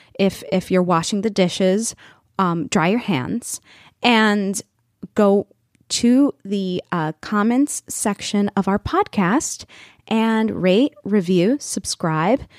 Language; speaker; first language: English; non-native, fluent; Spanish